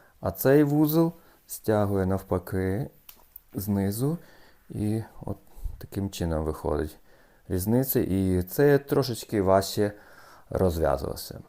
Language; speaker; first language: Ukrainian; native; Ukrainian